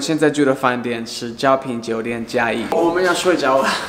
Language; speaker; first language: Chinese; non-native, fluent; English